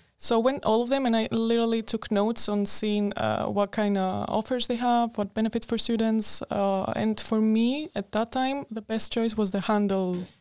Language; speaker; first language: English; non-native, fluent; Greek